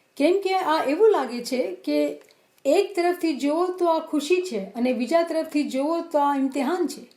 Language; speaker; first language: Gujarati; early bilingual, heritage; Gujarati